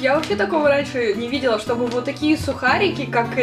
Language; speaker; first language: Russian; native; Russian